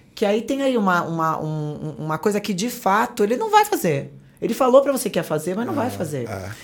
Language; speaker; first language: Portuguese; native; Portuguese